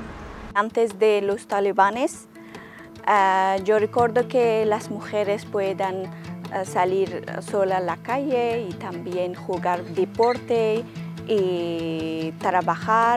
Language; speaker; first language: Spanish; non-native, learner; Persian